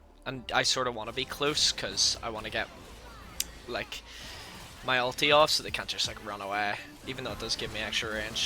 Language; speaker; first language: English; native; English